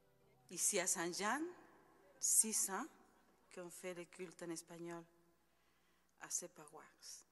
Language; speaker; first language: French; non-native, fluent; Spanish